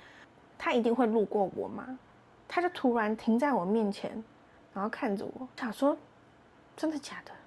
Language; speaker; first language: Chinese; native; Chinese